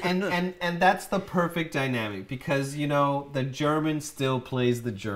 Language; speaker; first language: English; native; English